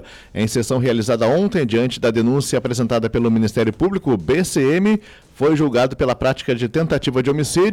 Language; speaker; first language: Portuguese; native; Portuguese